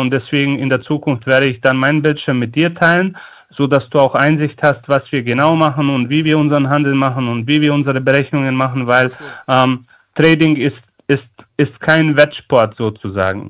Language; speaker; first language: German; non-native, fluent; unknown